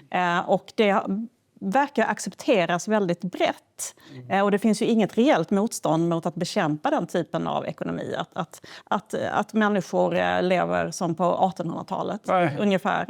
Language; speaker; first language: Swedish; native; Swedish